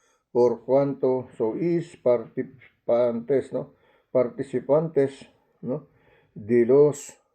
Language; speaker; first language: Spanish; non-native, learner; Filipino